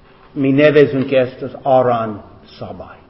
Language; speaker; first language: Hungarian; non-native, fluent; English